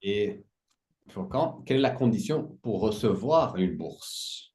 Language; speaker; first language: French; native; French